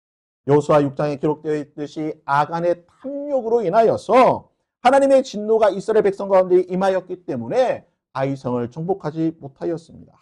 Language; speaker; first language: Korean; native; Korean